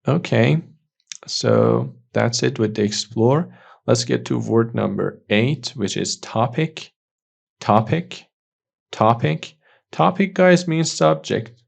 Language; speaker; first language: English; non-native, fluent; Persian